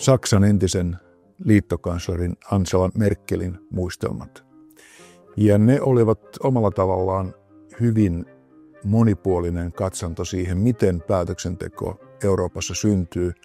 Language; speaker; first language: Finnish; native; Finnish